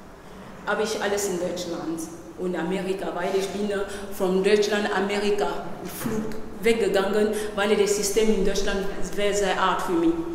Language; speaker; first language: German; non-native, learner; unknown